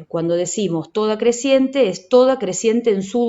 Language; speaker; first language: Spanish; native; Spanish